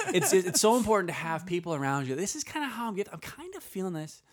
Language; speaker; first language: English; early bilingual, other home language; Icelandic